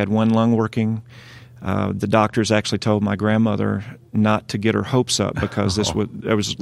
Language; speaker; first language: English; native; English